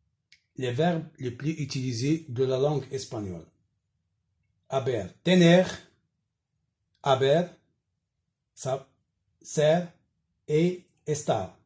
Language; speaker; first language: French; non-native, local second language; Arabic